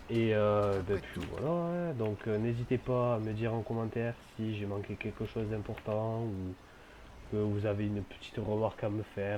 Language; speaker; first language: French; native; French